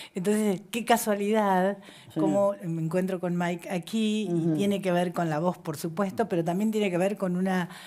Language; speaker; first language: Spanish; native; Spanish